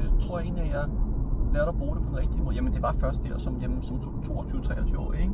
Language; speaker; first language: Danish; early bilingual, other home language; Serbian